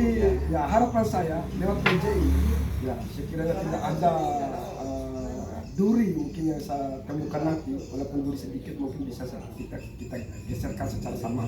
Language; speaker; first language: Indonesian; non-native, local second language; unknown